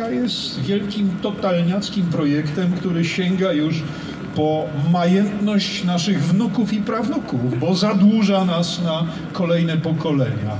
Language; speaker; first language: Polish; native; Polish